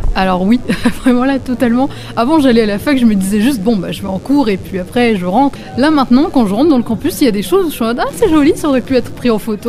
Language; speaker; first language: French; native; French